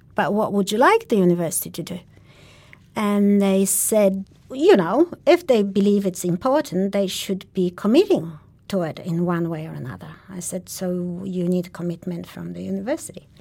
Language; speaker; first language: English; non-native, fluent; Polish